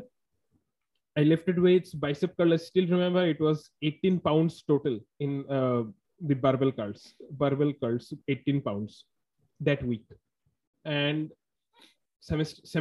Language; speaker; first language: English; non-native, local second language; Assamese